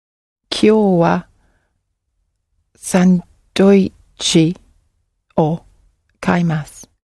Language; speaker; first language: Japanese; non-native, learner; English